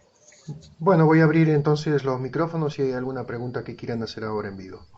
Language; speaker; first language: Spanish; native; Spanish